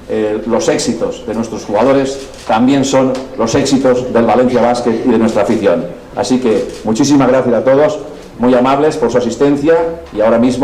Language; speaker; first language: Spanish; native; Spanish